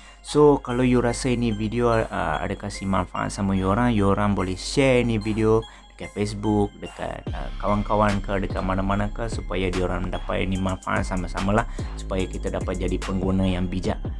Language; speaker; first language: Malay; native; Malay